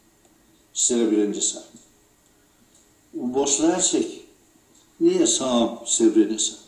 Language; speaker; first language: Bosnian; early bilingual, heritage; Turkish